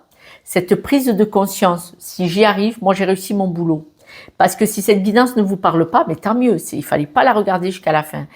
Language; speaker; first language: French; native; French